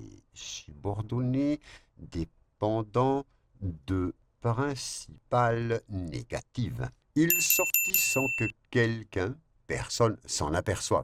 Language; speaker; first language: French; non-native, fluent; Spanish